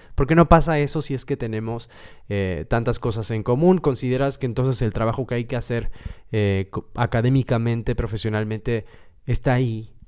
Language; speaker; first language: Spanish; native; Spanish